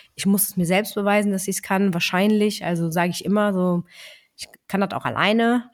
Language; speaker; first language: German; early bilingual, other home language; Greek